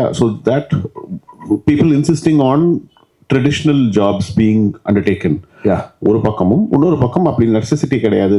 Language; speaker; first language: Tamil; native; Tamil